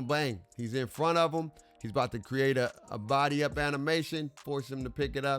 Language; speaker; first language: English; native; English